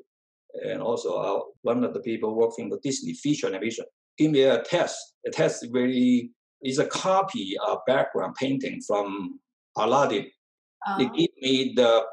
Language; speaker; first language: English; non-native, fluent; Chinese